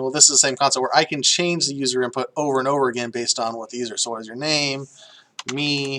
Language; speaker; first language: English; native; English